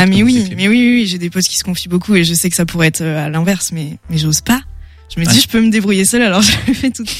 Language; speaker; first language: French; native; French